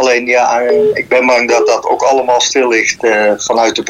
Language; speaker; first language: Dutch; native; Dutch